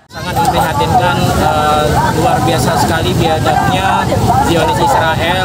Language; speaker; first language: Indonesian; native; Indonesian